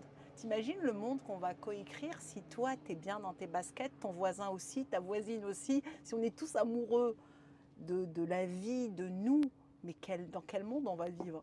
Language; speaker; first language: French; native; French